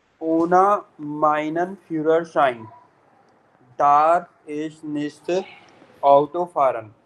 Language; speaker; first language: German; non-native, fluent; Hindi